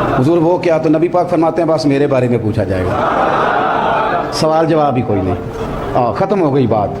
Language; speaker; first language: Urdu; non-native, local second language; Punjabi